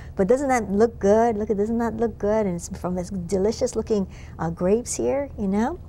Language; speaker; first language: English; native; English